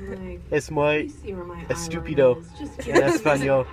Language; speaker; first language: Spanish; non-native, learner; English